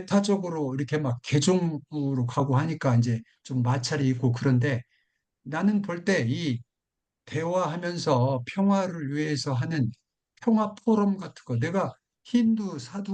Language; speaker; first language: Korean; native; Korean